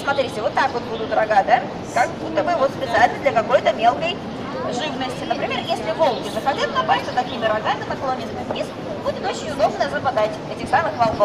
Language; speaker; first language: Russian; native; Russian